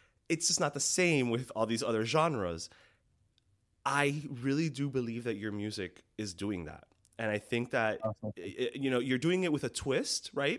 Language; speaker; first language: English; early bilingual, other home language; Spanish